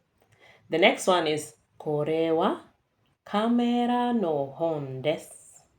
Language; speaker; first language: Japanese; non-native, fluent; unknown